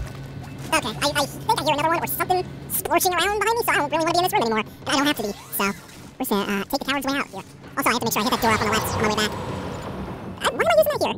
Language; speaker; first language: English; native; English